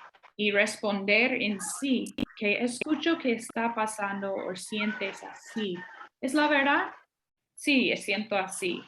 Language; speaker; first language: Spanish; non-native, fluent; English